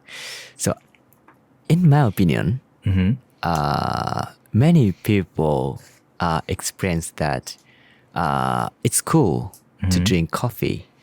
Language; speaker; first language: English; non-native, learner; Japanese